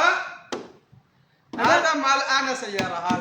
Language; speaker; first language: Arabic; non-native, learner; Bangla